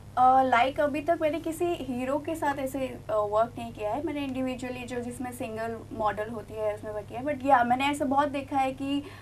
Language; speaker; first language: Hindi; non-native, local second language; Gujarati